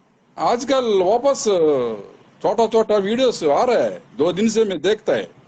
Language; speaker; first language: Hindi; non-native, local second language; Telugu